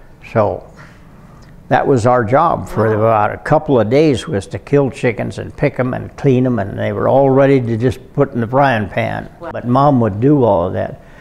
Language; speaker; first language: English; native; English